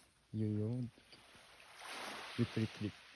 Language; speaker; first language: Japanese; native; Japanese